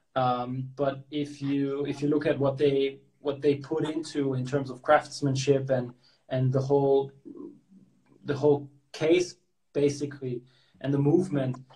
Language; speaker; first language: English; non-native, local second language; German